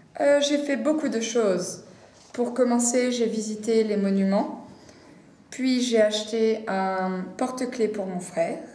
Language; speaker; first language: French; non-native, learner; English